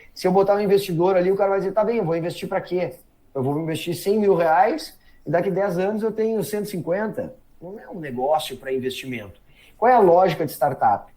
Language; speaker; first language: Portuguese; native; Portuguese